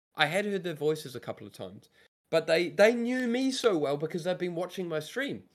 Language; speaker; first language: English; native; English